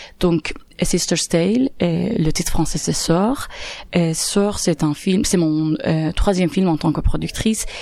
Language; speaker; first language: French; non-native, fluent; Persian